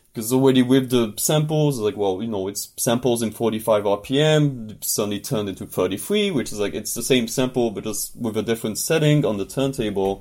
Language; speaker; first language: English; non-native, fluent; French